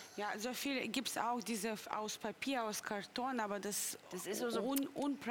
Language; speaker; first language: German; non-native, fluent; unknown